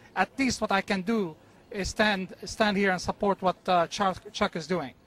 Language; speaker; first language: English; non-native, fluent; Arabic